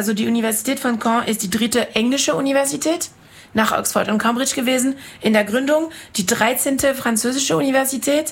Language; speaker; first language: German; non-native, fluent; French